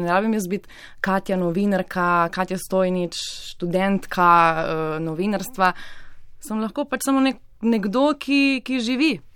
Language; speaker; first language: Slovenian; native; Slovenian